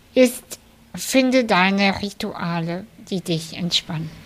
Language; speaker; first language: German; non-native, fluent; Russian